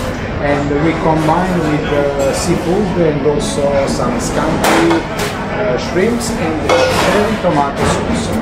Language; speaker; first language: English; non-native, learner; Italian